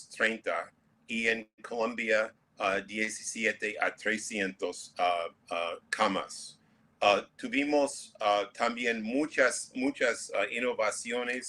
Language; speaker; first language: Spanish; non-native, fluent; English